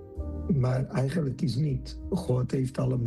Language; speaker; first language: Dutch; non-native, fluent; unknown